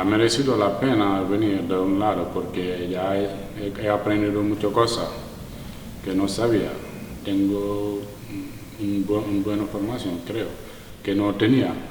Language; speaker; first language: Spanish; non-native, learner; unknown